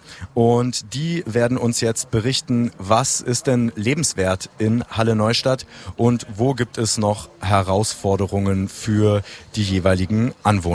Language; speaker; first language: German; native; German